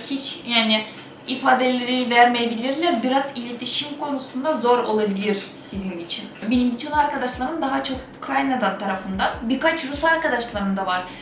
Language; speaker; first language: Turkish; non-native, fluent; Russian